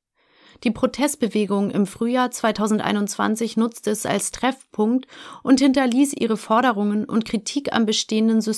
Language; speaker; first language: German; native; German